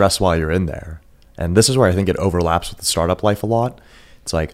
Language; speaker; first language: English; early bilingual, other home language; Persian